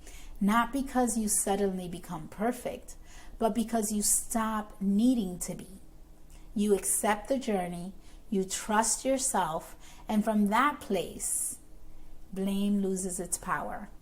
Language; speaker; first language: English; native; English